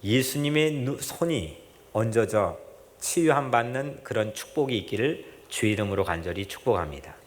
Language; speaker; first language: Korean; native; Korean